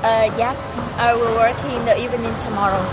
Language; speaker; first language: English; non-native, learner; Vietnamese